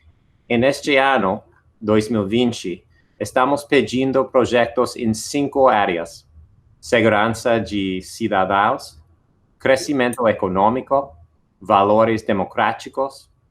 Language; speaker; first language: Portuguese; non-native, fluent; English